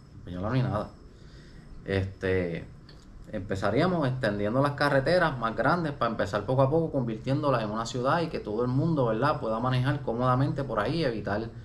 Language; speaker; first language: Spanish; native; Spanish